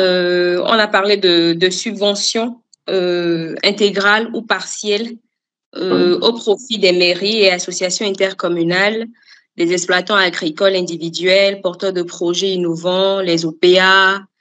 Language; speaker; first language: French; native; French